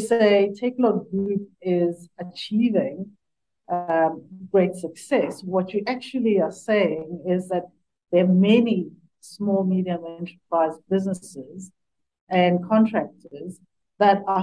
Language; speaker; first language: English; non-native, local second language; Northern Sotho